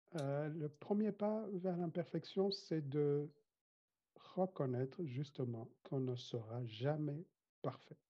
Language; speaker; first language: French; non-native, fluent; Kinyarwanda